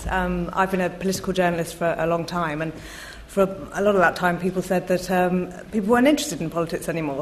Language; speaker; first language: English; native; English